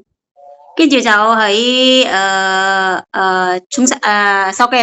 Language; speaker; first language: Cantonese; non-native, fluent; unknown